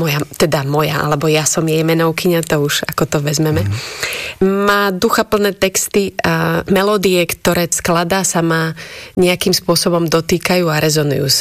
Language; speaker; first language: Slovak; native; Slovak